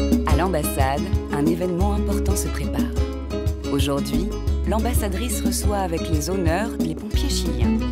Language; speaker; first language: French; native; French